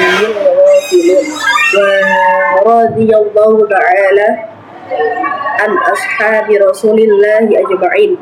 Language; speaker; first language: Arabic; non-native, learner; Indonesian